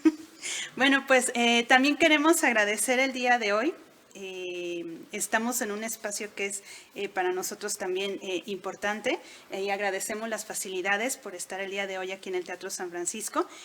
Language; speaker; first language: Spanish; native; Spanish